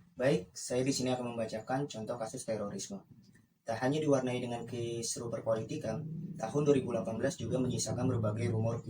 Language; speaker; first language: Indonesian; native; Indonesian